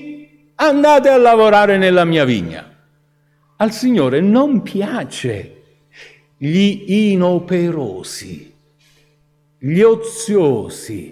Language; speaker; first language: Italian; native; Italian